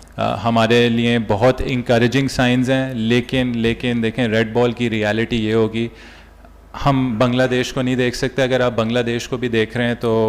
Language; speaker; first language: Urdu; native; Urdu